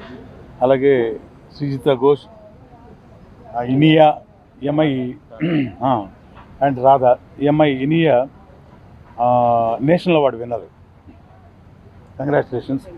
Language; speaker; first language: Telugu; native; Telugu